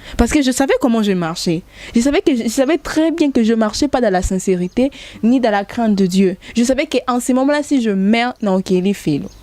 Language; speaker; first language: French; non-native, local second language; Lingala